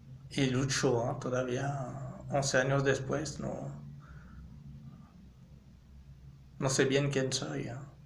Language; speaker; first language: Spanish; non-native, fluent; French